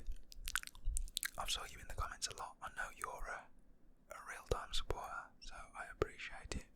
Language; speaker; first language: English; native; English